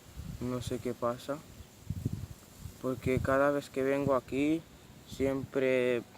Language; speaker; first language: Spanish; non-native, local second language; Catalan